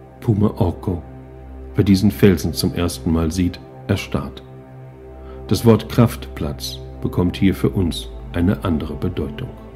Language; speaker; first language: German; native; German